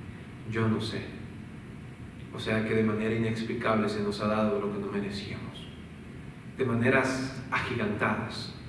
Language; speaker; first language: Spanish; native; Spanish